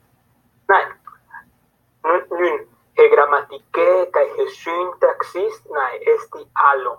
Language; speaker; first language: Greek; non-native, fluent; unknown